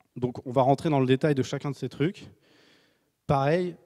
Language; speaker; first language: French; native; French